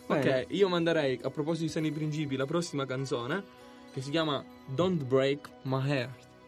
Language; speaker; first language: Italian; native; Italian